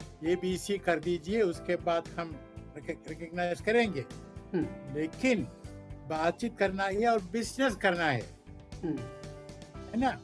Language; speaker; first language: Hindi; non-native, local second language; Malayalam